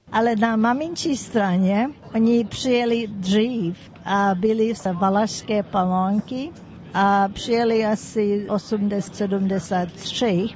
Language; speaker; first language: Czech; early bilingual, heritage; English